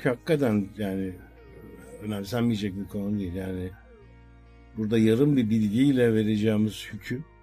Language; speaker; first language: Turkish; native; Turkish